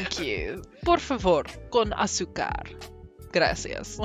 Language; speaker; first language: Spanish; non-native, learner; English